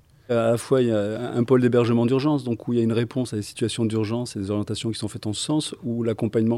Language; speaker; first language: French; native; French